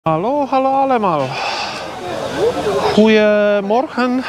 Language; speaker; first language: Dutch; non-native, learner; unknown